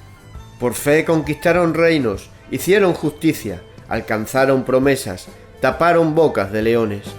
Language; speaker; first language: Spanish; native; Spanish